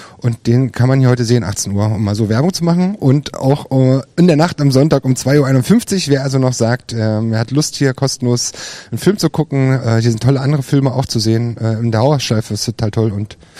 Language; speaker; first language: German; native; German